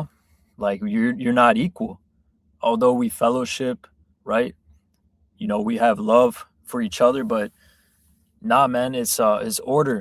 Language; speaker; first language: English; native; English